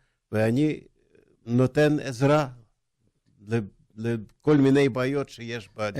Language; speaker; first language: Hebrew; non-native, fluent; Russian